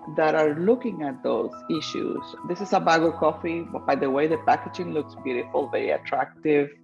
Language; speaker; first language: English; non-native, fluent; Spanish